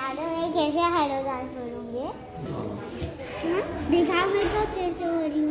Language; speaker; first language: Hindi; early bilingual, heritage; Hindi